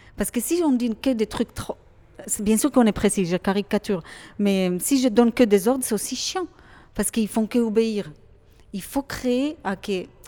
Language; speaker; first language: French; non-native, fluent; Hebrew